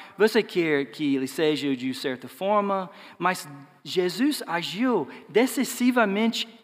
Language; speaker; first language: Portuguese; non-native, fluent; English